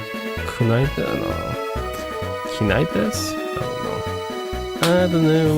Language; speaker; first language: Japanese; non-native, learner; English